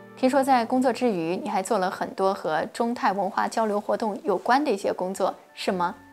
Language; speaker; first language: Chinese; native; Chinese